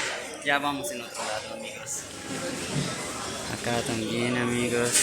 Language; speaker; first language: Spanish; non-native, learner; Urdu